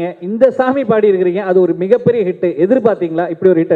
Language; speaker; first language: Tamil; native; Tamil